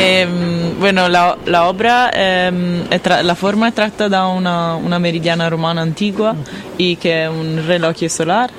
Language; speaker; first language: Spanish; non-native, learner; Italian